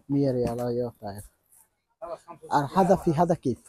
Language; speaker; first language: Arabic; non-native, learner; Bangla